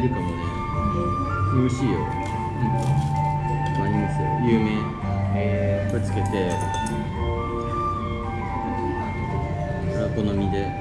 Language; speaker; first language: Japanese; non-native, fluent; Thai